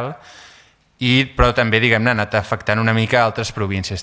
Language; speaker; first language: Catalan; native; Catalan